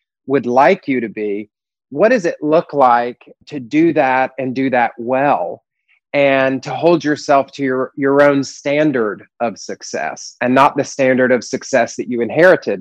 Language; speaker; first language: English; native; English